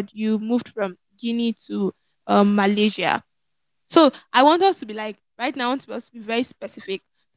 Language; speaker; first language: English; non-native, local second language; Yoruba